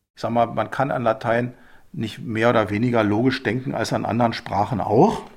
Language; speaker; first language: German; native; German